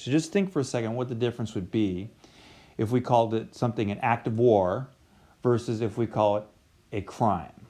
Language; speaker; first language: English; native; English